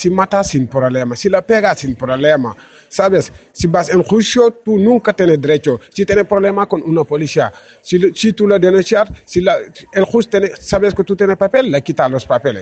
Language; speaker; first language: Spanish; non-native, learner; Wolof